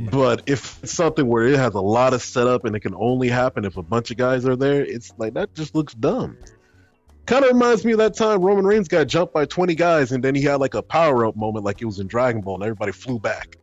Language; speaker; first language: English; native; English